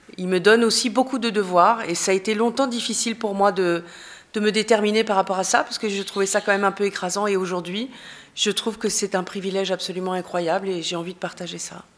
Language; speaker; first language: French; native; French